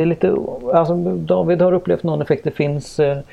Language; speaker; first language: Swedish; native; Swedish